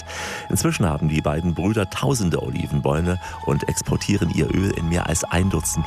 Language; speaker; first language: German; native; German